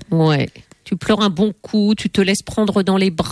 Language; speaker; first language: French; native; French